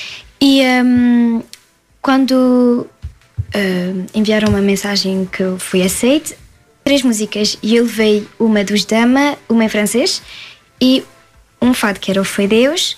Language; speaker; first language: Portuguese; early bilingual, heritage; French